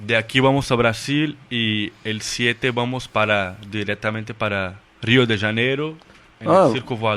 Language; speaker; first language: Spanish; non-native, fluent; Portuguese